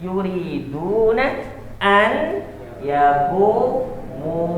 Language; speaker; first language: Arabic; non-native, fluent; Indonesian